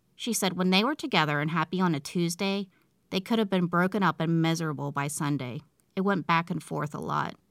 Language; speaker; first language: English; native; English